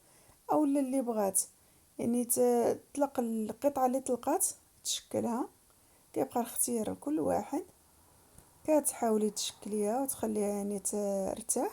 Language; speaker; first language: Arabic; native; Arabic